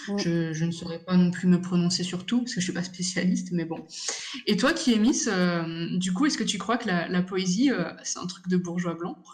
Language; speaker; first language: French; native; French